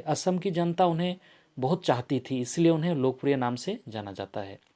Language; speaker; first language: Hindi; non-native, local second language; Assamese